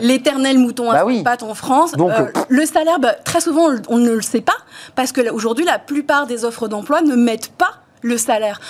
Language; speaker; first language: French; native; French